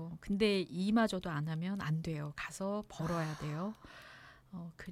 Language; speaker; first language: Korean; native; Korean